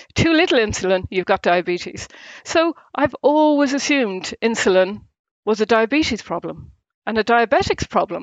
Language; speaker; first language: English; native; English